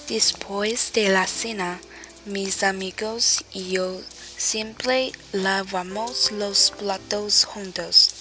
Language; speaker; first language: Spanish; non-native, learner; Chinese